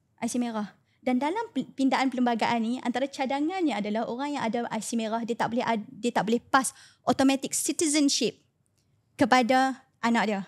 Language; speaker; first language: Malay; native; Malay